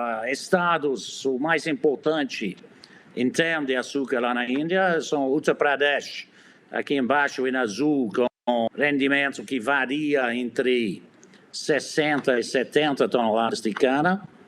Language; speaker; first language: Portuguese; non-native, fluent; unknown